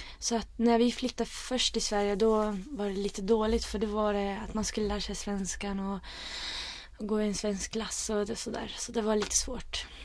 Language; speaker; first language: Swedish; non-native, fluent; Arabic